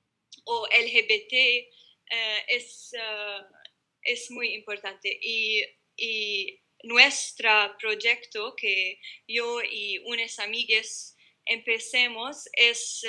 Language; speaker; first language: Spanish; non-native, learner; Arabic